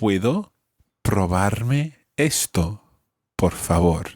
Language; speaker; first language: Spanish; non-native, fluent; English